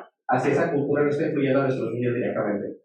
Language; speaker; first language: Spanish; native; Spanish